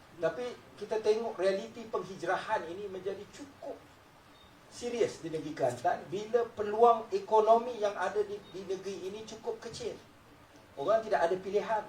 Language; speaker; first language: Malay; native; Malay